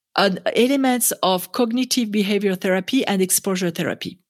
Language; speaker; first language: English; non-native, fluent; French